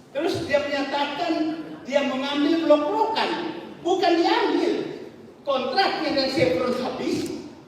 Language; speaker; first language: Indonesian; non-native, local second language; Buginese